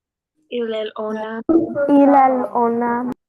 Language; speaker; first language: French; non-native, fluent; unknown